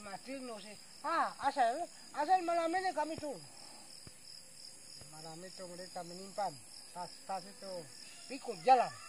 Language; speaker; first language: Indonesian; non-native, local second language; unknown